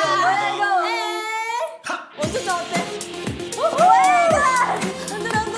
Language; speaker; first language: Korean; native; Korean